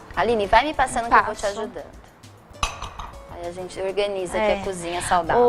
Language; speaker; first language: Portuguese; native; Portuguese